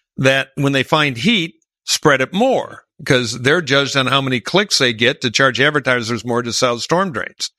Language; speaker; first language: English; native; English